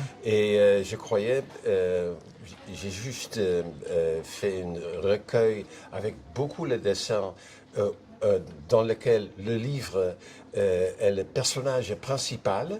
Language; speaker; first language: French; non-native, fluent; Dutch